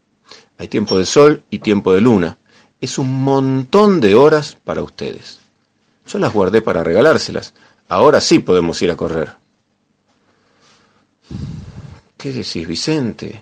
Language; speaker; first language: Spanish; native; Spanish